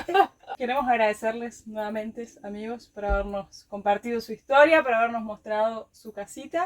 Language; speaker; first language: Spanish; native; Spanish